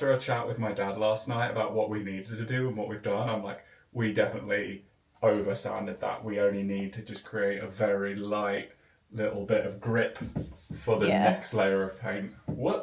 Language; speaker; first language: English; native; English